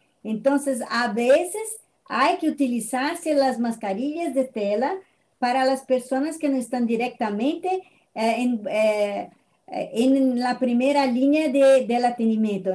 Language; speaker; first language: Spanish; non-native, fluent; Portuguese